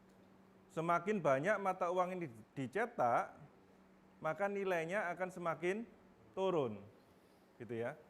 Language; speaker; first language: Indonesian; native; Indonesian